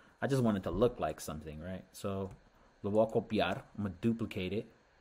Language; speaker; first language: English; early bilingual, other home language; Spanish